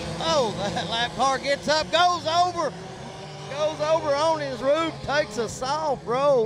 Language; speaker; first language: English; native; English